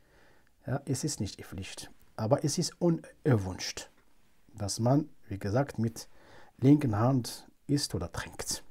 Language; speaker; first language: German; non-native, fluent; Arabic